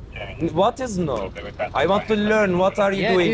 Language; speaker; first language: English; non-native, learner; Turkish